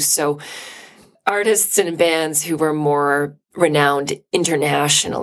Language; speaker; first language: English; native; English